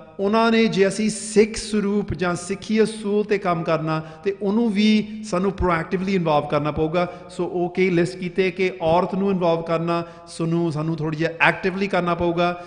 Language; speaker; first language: Punjabi; early bilingual, heritage; Punjabi